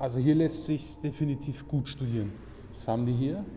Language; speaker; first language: German; native; German